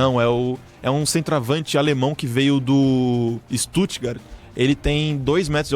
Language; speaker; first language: Portuguese; native; Portuguese